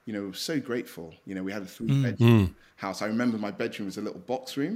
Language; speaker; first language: English; native; English